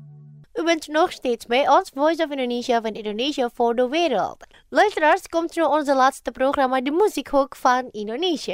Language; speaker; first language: Dutch; non-native, fluent; Indonesian